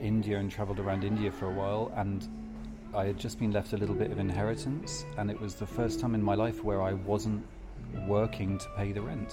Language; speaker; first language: English; native; English